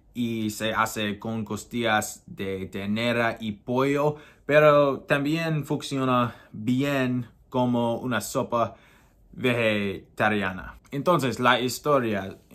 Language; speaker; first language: Spanish; non-native, learner; English